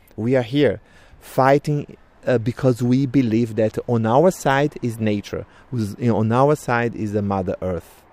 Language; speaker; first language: English; non-native, fluent; Portuguese